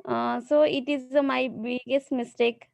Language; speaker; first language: English; non-native, learner; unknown